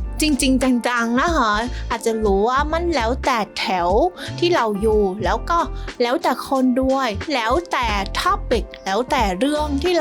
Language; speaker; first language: Thai; non-native, fluent; Vietnamese